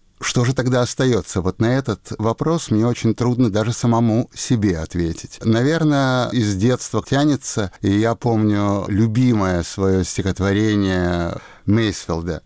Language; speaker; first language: Russian; native; Russian